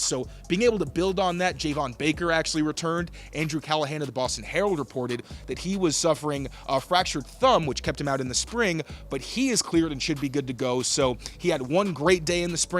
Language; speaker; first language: English; native; English